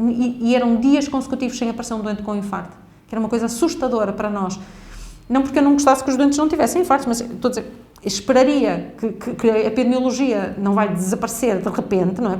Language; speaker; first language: Portuguese; native; Portuguese